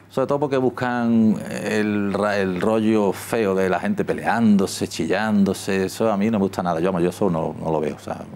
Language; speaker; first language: Spanish; native; Spanish